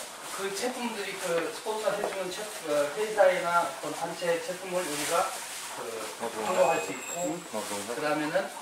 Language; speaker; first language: Korean; non-native, fluent; Kyrgyz